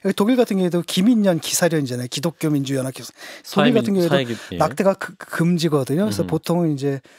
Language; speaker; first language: Korean; native; Korean